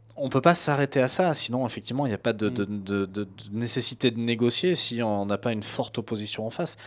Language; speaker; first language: French; native; French